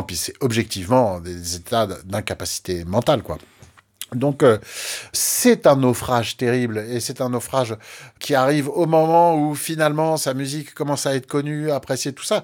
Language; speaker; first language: French; native; French